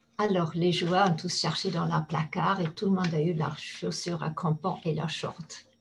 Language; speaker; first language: French; non-native, fluent; English